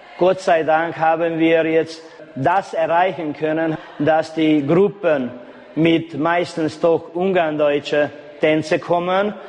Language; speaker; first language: German; non-native, local second language; Hungarian